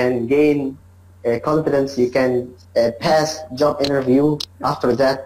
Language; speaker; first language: English; non-native, learner; Arabic